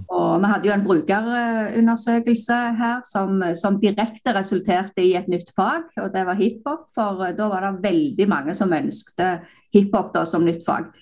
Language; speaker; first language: Norwegian; native; Norwegian